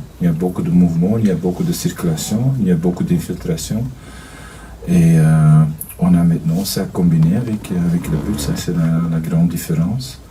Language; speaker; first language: French; non-native, fluent; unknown